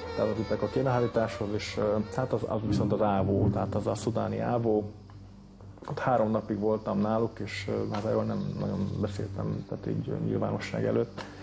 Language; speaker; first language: Hungarian; native; Hungarian